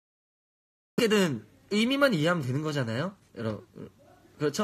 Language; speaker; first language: Korean; native; Korean